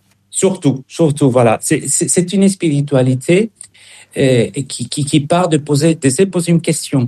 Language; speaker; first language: French; non-native, fluent; Spanish